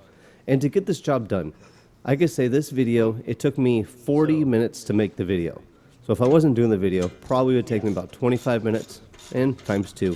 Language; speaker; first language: English; native; English